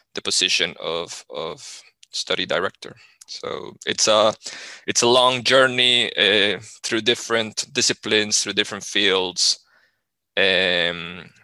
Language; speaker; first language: English; non-native, fluent; Spanish